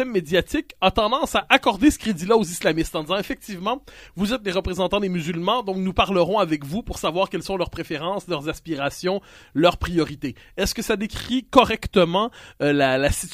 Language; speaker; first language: French; native; French